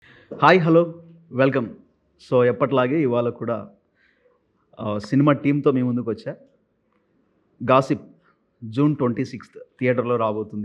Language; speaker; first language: Telugu; native; Telugu